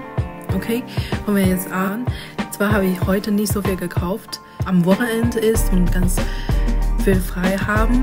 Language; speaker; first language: German; non-native, learner; Chinese